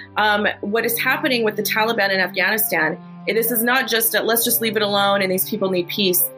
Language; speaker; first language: English; native; English